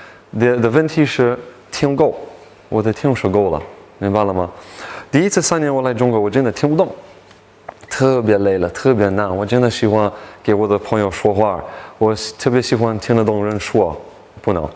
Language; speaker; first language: Chinese; non-native, learner; English